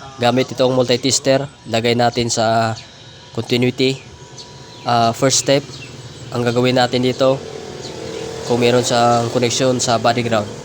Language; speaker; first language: Filipino; non-native, local second language; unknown